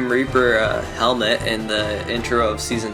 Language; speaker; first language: English; native; English